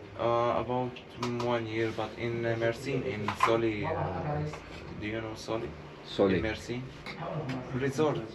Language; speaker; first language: English; non-native, learner; Arabic